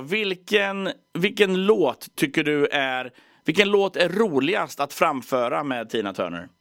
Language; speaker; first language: Swedish; native; Swedish